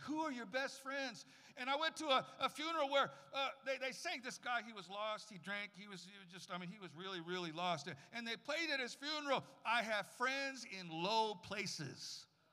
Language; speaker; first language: English; native; English